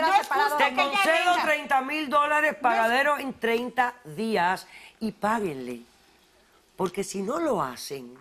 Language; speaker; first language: Spanish; native; Spanish